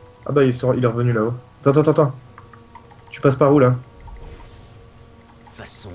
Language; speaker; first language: French; native; French